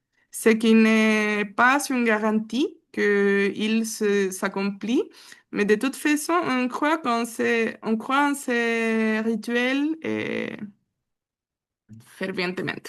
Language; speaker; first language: French; non-native, learner; Spanish